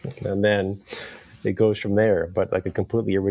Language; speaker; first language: English; native; English